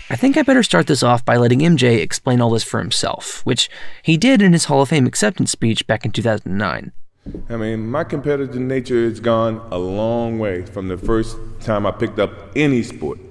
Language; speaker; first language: English; native; English